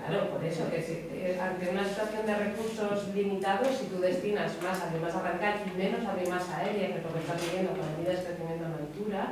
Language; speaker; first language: Spanish; native; Spanish